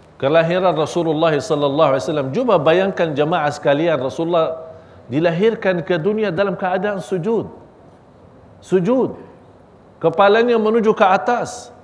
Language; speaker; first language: Malay; non-native, fluent; Arabic